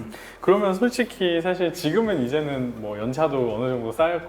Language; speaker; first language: Korean; native; Korean